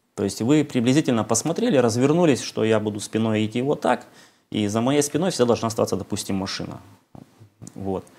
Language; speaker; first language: Russian; native; Russian